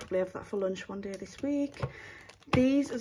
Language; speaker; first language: English; native; English